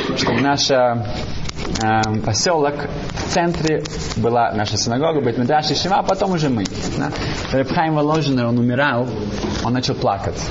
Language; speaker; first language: Russian; early bilingual, heritage; Russian